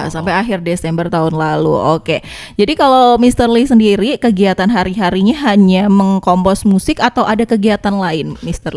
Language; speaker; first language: Indonesian; native; Indonesian